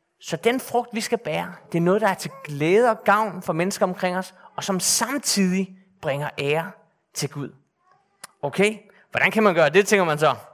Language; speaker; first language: Danish; native; Danish